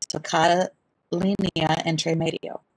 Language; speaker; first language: Spanish; non-native, learner; English